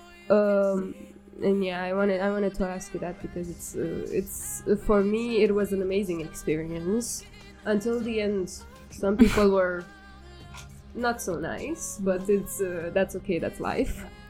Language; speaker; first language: English; non-native, fluent; Romanian